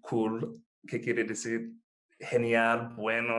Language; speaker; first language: Spanish; non-native, fluent; English